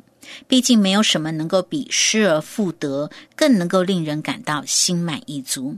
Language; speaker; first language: Chinese; native; Chinese